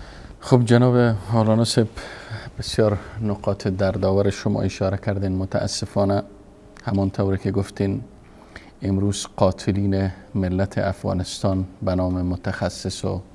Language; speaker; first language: Persian; native; Persian